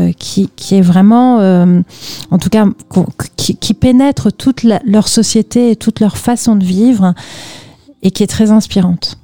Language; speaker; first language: French; native; French